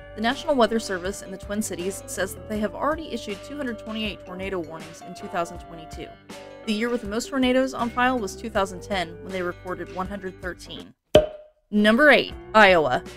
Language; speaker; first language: English; native; English